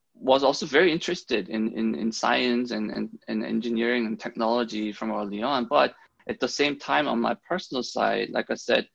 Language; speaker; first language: English; early bilingual, other home language; Korean